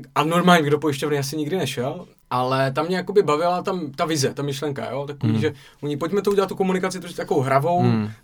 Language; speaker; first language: Czech; native; Czech